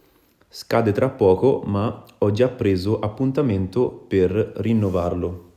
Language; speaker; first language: Italian; non-native, fluent; Wolof